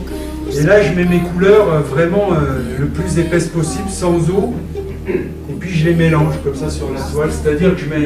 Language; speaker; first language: French; native; French